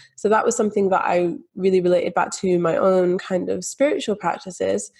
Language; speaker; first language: English; native; English